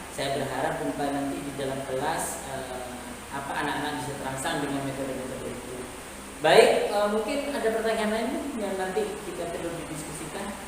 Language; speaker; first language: Indonesian; non-native, local second language; Madurese